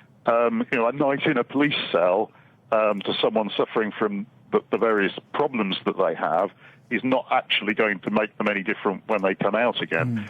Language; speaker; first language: English; native; English